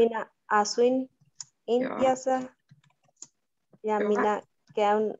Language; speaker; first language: Finnish; non-native, learner; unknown